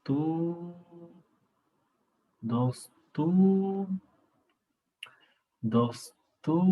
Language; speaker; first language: Russian; non-native, learner; Portuguese